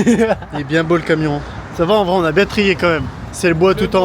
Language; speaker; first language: French; native; French